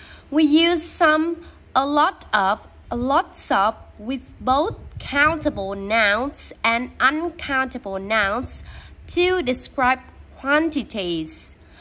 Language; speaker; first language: English; non-native, fluent; Vietnamese